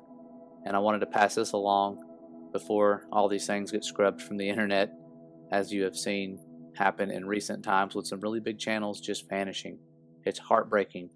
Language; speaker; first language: English; native; English